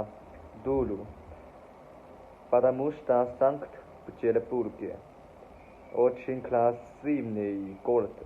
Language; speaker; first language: Russian; non-native, learner; Chinese